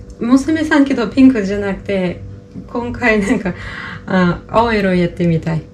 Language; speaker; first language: Japanese; non-native, learner; Russian